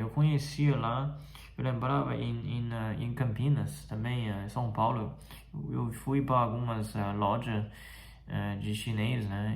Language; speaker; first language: Portuguese; non-native, fluent; Chinese